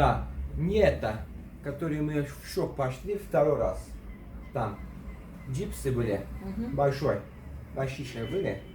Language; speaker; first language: Russian; early bilingual, heritage; Russian